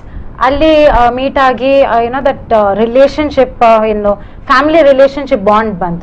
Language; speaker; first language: Kannada; non-native, local second language; Tulu